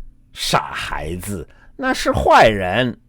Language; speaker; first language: Chinese; non-native, fluent; English